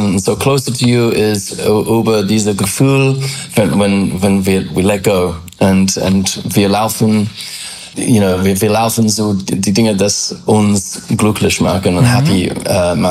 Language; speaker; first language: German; non-native, learner; English